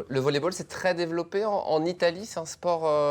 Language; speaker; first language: French; native; French